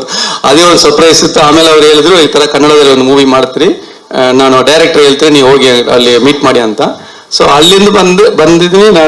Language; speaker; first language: Kannada; non-native, learner; Tamil